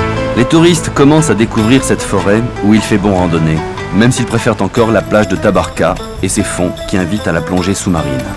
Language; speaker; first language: French; native; French